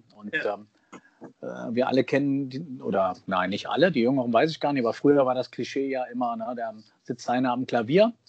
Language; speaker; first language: German; native; German